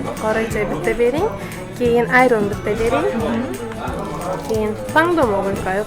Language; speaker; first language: Korean; non-native, fluent; Uzbek